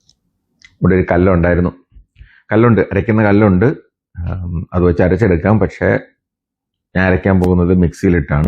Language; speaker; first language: Malayalam; native; Malayalam